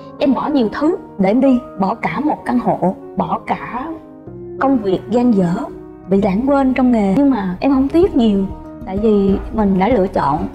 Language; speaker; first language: Vietnamese; native; Vietnamese